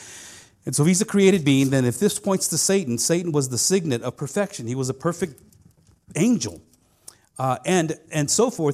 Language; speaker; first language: English; non-native, fluent; Spanish